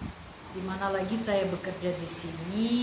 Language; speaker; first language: Indonesian; non-native, fluent; Russian